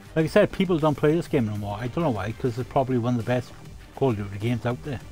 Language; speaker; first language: English; native; English